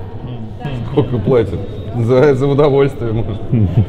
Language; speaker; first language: Russian; native; Russian